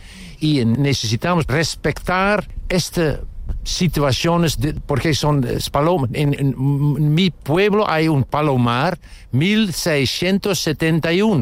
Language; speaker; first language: Spanish; non-native, learner; French